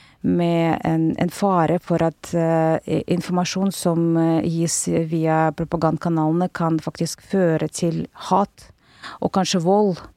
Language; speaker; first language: Norwegian; non-native, fluent; Russian